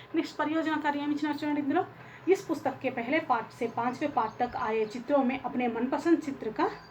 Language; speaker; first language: Hindi; non-native, local second language; Telugu